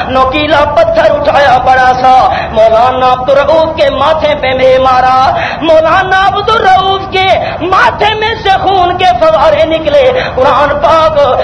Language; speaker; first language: Urdu; non-native, local second language; Punjabi